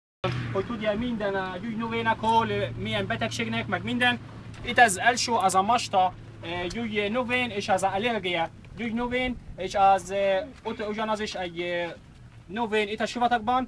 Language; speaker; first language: Hungarian; non-native, learner; Arabic